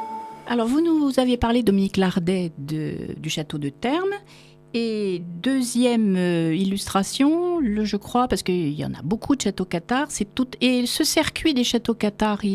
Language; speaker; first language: French; native; French